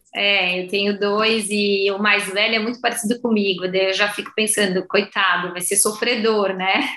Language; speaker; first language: Portuguese; native; Portuguese